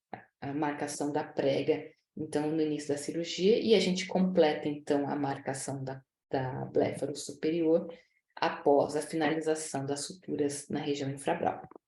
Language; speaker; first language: Portuguese; native; Portuguese